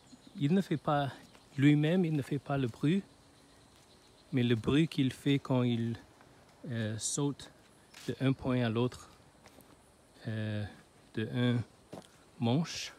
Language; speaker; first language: French; non-native, learner; Chinese